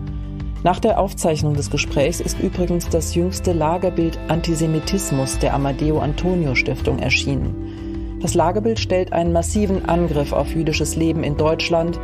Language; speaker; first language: German; native; German